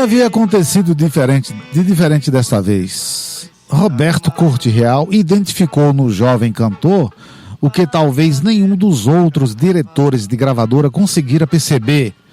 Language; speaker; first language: Portuguese; native; Portuguese